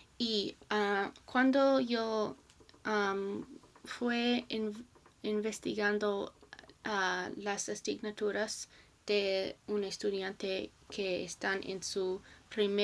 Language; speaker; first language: Spanish; non-native, learner; English